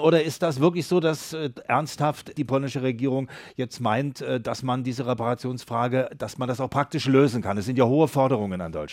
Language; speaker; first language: German; native; German